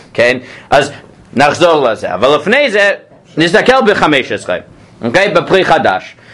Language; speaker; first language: Hebrew; non-native, fluent; English